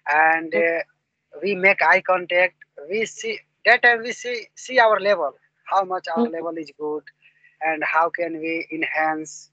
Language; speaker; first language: English; non-native, local second language; Hindi